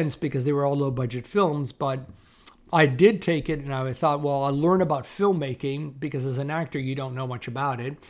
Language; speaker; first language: English; native; English